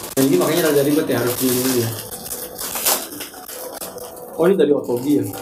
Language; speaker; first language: Indonesian; native; Indonesian